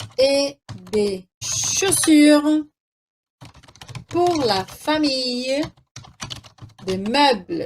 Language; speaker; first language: French; non-native, fluent; Portuguese